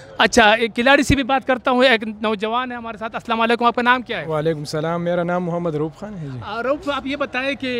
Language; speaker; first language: Urdu; non-native, local second language; Pashto